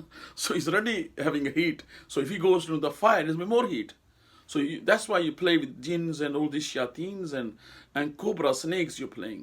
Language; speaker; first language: English; non-native, local second language; Urdu